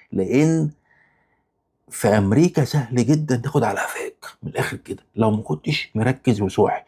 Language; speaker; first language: Arabic; native; Arabic